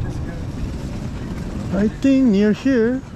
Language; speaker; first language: English; non-native, learner; Korean